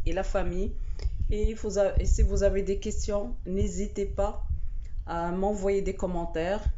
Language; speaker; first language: French; non-native, local second language; Arabic